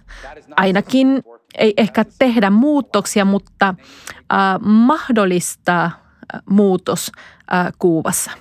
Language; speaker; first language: Finnish; non-native, fluent; Spanish